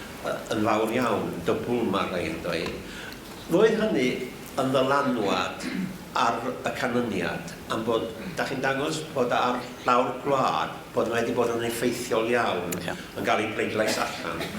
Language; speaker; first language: Welsh; native; Welsh